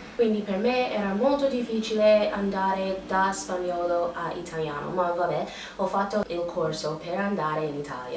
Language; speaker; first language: Italian; non-native, learner; English